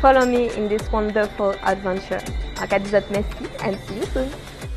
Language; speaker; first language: English; non-native, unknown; French